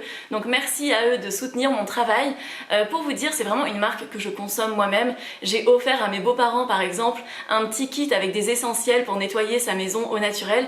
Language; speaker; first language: French; native; French